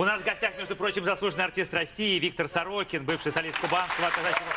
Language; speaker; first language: Russian; native; Russian